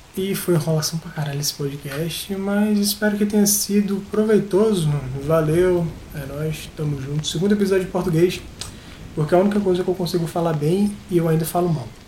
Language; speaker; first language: Portuguese; native; Portuguese